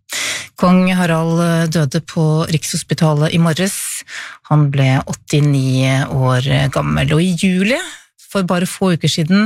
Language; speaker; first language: Norwegian; native; Norwegian